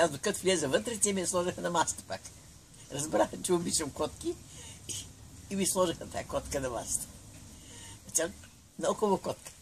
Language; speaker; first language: Bulgarian; native; Bulgarian